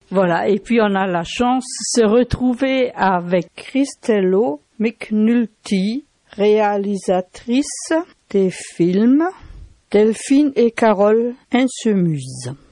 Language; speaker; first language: French; non-native, fluent; German